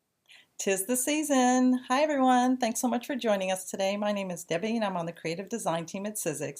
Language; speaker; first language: English; native; English